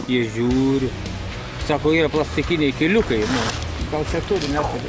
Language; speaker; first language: Lithuanian; native; Lithuanian